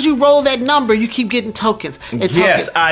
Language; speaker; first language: English; native; English